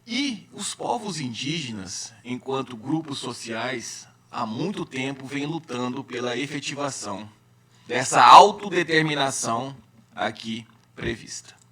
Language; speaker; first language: Portuguese; native; Portuguese